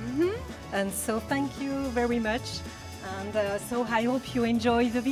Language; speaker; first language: English; non-native, learner; French